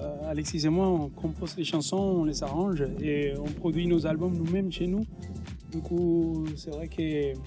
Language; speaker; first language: French; non-native, fluent; Spanish